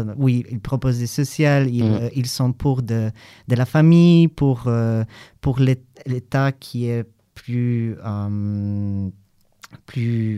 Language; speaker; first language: French; non-native, learner; Polish